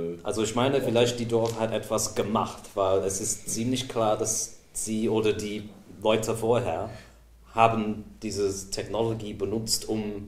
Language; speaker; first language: German; non-native, fluent; English